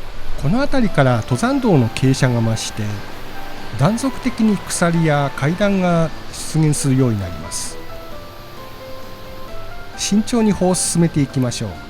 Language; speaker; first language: Japanese; native; Japanese